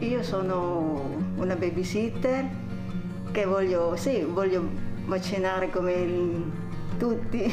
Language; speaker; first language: Italian; non-native, learner; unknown